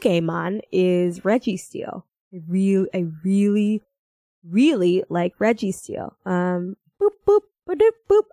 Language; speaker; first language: English; native; English